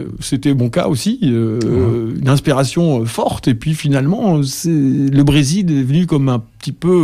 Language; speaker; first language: French; native; French